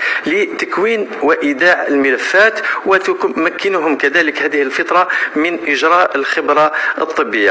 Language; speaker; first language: Arabic; native; Arabic